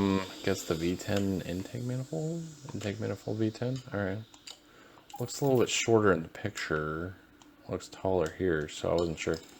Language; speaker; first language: English; native; English